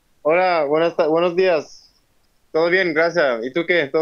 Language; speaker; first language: Spanish; early bilingual, heritage; Spanish